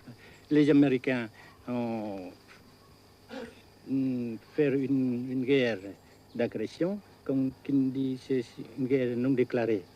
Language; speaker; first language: French; non-native, fluent; Vietnamese